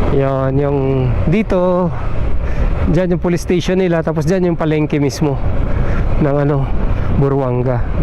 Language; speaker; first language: Filipino; non-native, local second language; Aklanon